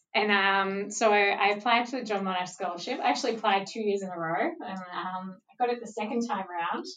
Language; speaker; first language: English; native; English